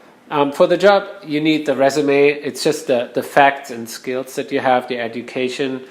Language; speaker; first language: English; non-native, fluent; German